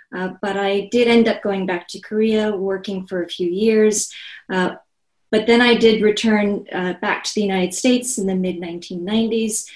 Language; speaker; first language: English; non-native, fluent; Korean